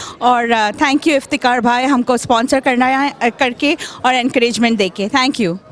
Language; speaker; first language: Hindi; early bilingual, heritage; Hindi